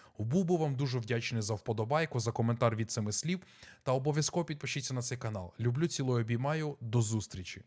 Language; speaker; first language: Ukrainian; native; Ukrainian